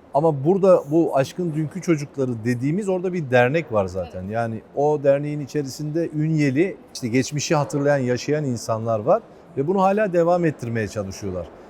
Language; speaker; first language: Turkish; native; Turkish